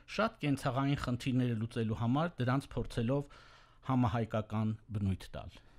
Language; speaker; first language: Armenian; native; Armenian